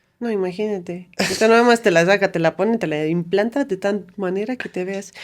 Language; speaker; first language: Spanish; non-native, fluent; Romanian